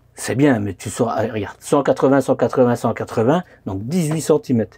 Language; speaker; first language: French; native; French